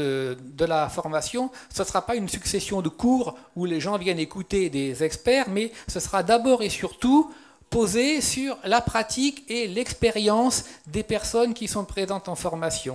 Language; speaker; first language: French; native; French